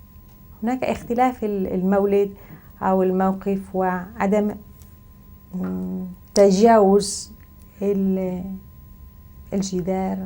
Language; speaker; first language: Arabic; non-native, fluent; Spanish